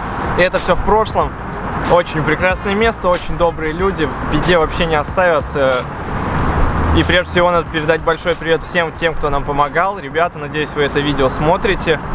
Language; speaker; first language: Russian; native; Russian